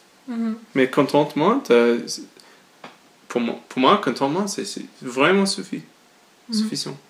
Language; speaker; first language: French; non-native, learner; English